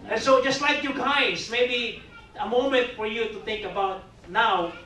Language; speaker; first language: English; non-native, local second language; Filipino